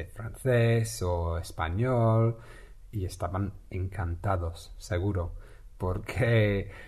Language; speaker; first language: Spanish; non-native, fluent; English